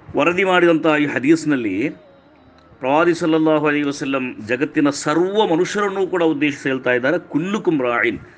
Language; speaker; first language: Kannada; non-native, local second language; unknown